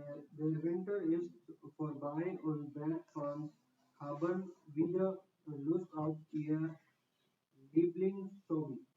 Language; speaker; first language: German; non-native, learner; Hindi